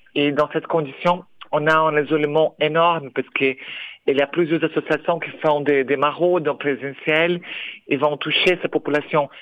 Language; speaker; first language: French; non-native, fluent; Portuguese